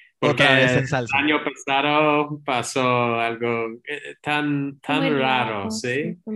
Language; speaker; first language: Spanish; non-native, learner; English